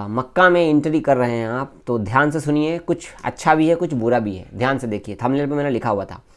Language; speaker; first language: Hindi; native; Hindi